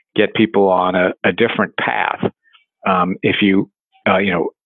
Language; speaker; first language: English; native; English